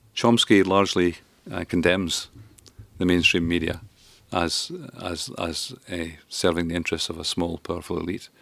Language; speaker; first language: English; native; English